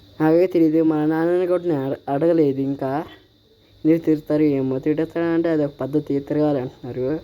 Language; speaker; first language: Telugu; non-native, local second language; Urdu